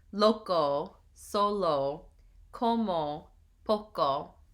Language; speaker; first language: Spanish; non-native, learner; English